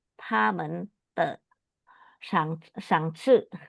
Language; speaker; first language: Chinese; non-native, learner; Indonesian